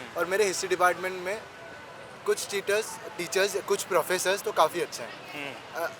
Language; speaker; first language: Hindi; non-native, local second language; Assamese